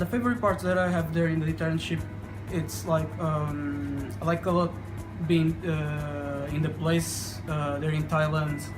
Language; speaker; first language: English; non-native, learner; Portuguese